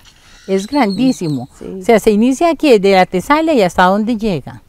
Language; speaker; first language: Spanish; native; Spanish